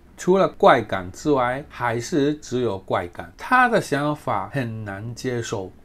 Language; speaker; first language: Chinese; non-native, fluent; Japanese